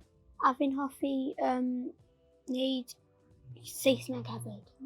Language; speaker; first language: Welsh; non-native, local second language; English